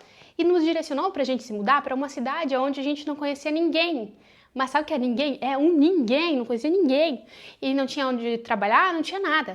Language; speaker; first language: Portuguese; native; Portuguese